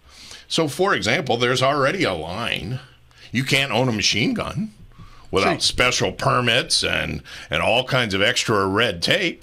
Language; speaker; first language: English; native; English